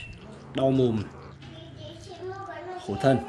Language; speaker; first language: Vietnamese; native; Vietnamese